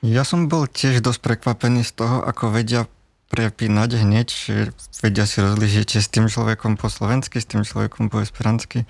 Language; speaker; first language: Slovak; native; Slovak